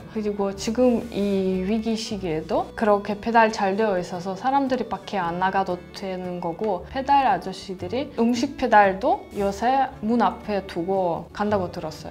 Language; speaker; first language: Korean; non-native, fluent; Russian